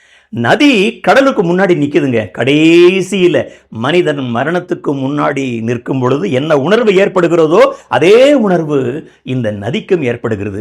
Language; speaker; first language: Tamil; native; Tamil